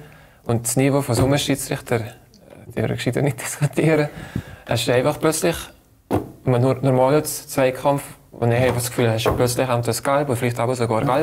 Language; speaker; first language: German; native; German